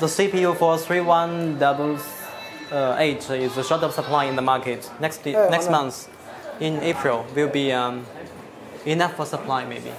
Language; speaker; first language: English; non-native, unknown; Chinese